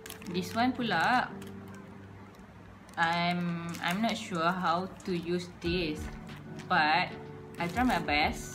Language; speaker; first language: English; non-native, local second language; Malay